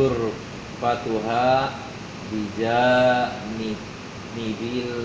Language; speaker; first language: Arabic; non-native, learner; Indonesian